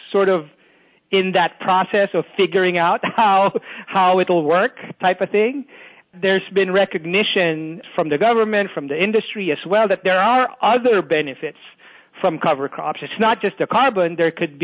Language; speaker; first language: English; non-native, local second language; Filipino